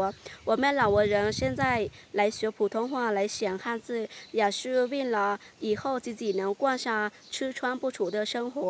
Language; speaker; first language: Chinese; non-native, fluent; Lao